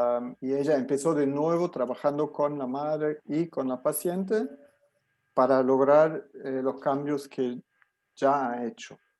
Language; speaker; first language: Spanish; non-native, fluent; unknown